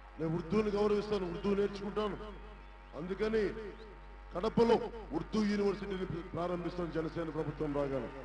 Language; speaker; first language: Telugu; native; Telugu